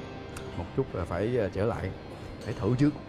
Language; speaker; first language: Vietnamese; early bilingual, heritage; Vietnamese